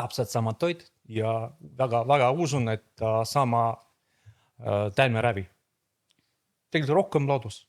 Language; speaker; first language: Estonian; non-native, fluent; Russian